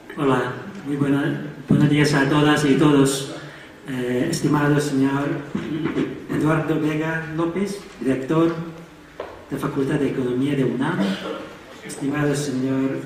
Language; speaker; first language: Spanish; non-native, fluent; Chinese